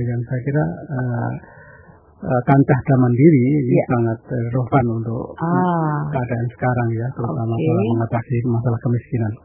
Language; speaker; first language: Indonesian; native; Indonesian